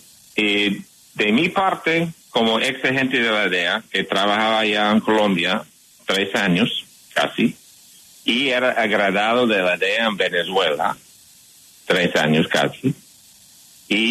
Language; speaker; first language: Spanish; non-native, fluent; English